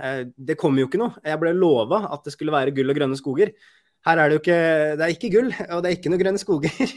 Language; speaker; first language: Norwegian; native; Norwegian